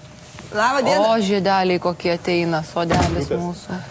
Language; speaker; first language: Lithuanian; native; Lithuanian